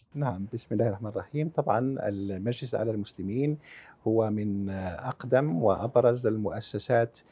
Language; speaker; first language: Arabic; early bilingual, heritage; Arabic